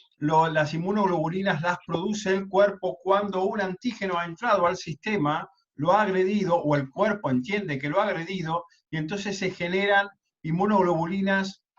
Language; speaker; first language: Spanish; native; Spanish